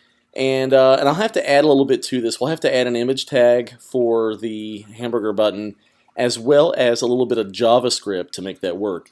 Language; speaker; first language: English; native; English